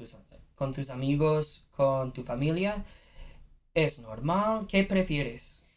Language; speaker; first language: Spanish; non-native, fluent; English